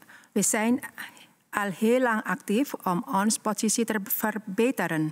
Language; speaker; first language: Dutch; non-native, learner; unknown